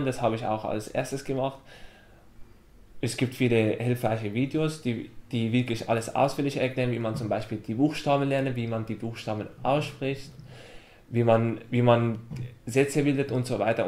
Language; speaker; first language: German; non-native, fluent; Arabic